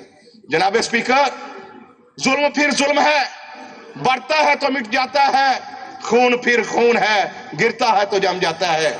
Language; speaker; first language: Urdu; non-native, local second language; Punjabi